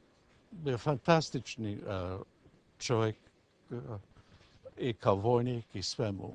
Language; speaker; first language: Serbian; early bilingual, heritage; English